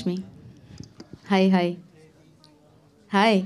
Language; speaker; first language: Telugu; non-native, fluent; Malayalam